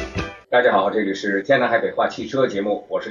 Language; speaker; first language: Chinese; native; Chinese